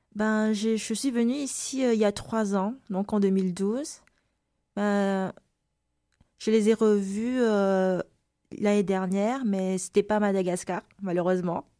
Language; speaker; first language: French; non-native, local second language; Malagasy